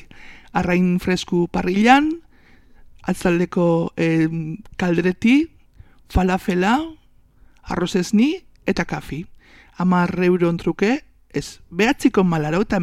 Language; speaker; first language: Basque; native; Basque